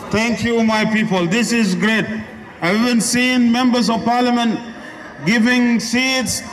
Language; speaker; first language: English; non-native, fluent; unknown